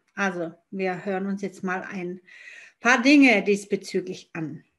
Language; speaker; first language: German; native; German